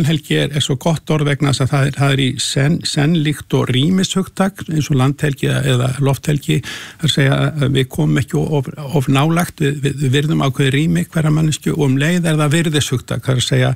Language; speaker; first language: Icelandic; native; Icelandic